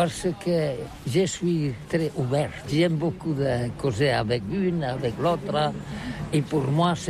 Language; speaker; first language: French; non-native, learner; Catalan